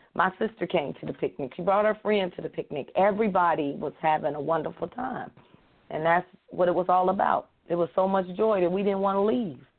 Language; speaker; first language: English; native; English